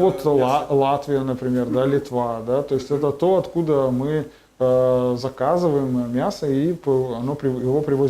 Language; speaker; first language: Russian; native; Russian